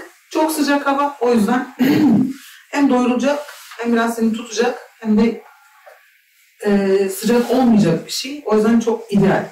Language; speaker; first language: Turkish; native; Turkish